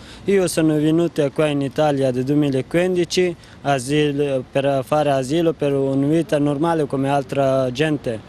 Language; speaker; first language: Italian; non-native, learner; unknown